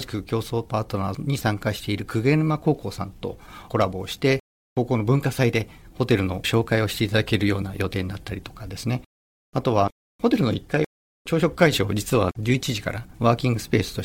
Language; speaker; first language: Japanese; native; Japanese